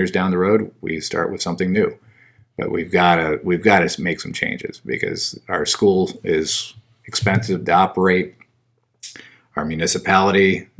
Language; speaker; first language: English; native; English